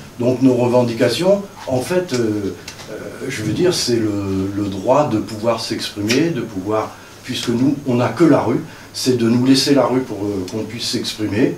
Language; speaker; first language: French; native; French